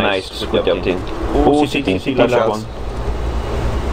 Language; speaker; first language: English; non-native, learner; Spanish